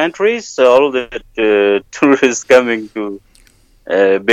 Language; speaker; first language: English; non-native, learner; Persian